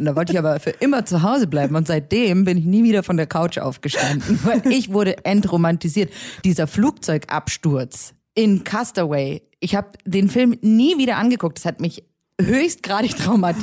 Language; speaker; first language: German; native; German